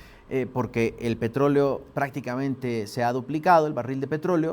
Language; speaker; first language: Spanish; native; Spanish